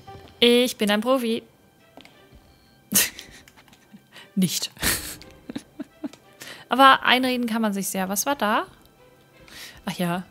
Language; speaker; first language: German; native; German